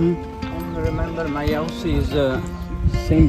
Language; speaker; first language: English; non-native, learner; Italian